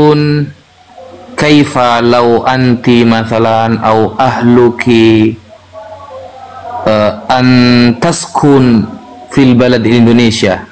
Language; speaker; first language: Arabic; non-native, learner; Indonesian